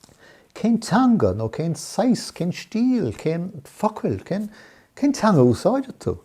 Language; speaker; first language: Irish; non-native, local second language; English